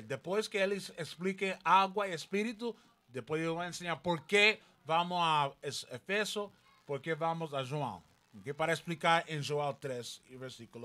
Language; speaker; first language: Portuguese; non-native, learner; Spanish